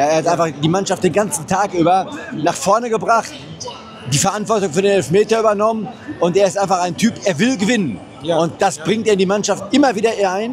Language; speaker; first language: German; native; German